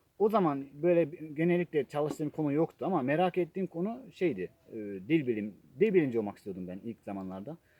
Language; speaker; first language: Turkish; non-native, fluent; Japanese